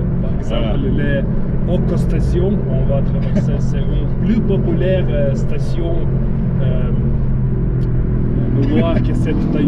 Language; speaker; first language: French; non-native, learner; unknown